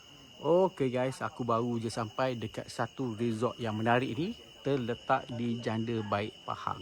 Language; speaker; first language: Malay; native; Malay